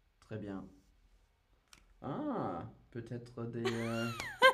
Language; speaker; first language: French; non-native, learner; English